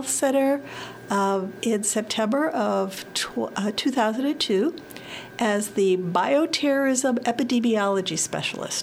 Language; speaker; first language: English; native; English